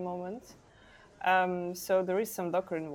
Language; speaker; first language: English; non-native, fluent; Ukrainian